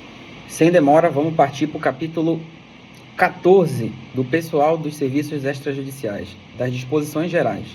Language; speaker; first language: Portuguese; native; Portuguese